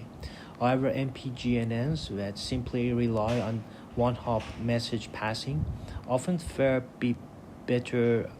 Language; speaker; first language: English; non-native, fluent; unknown